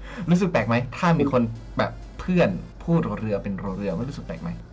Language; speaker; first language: Thai; non-native, learner; Indonesian